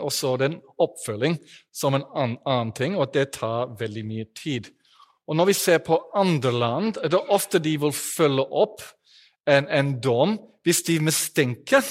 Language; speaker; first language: Norwegian; non-native, fluent; English